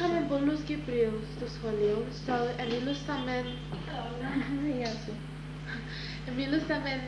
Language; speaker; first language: Greek; early bilingual, heritage; Greek